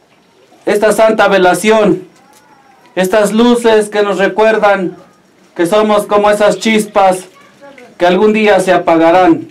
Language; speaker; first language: Spanish; native; Spanish